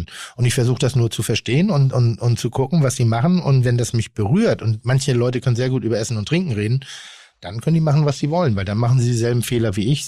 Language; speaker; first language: German; native; German